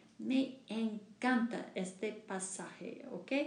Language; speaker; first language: Spanish; non-native, learner; English